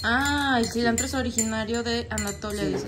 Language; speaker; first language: Spanish; native; Spanish